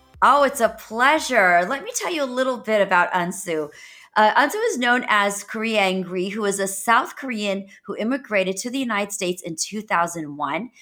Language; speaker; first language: English; native; English